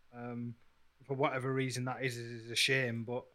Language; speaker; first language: English; native; English